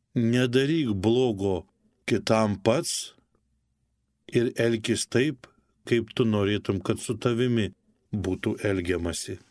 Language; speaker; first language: Lithuanian; native; Lithuanian